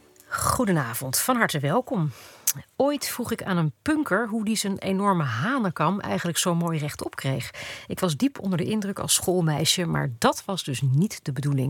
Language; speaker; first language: Dutch; native; Dutch